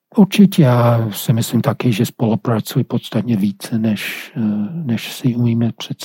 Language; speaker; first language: Czech; non-native, fluent; English